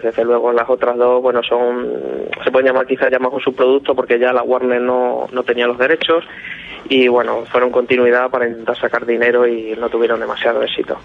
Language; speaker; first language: Spanish; native; Spanish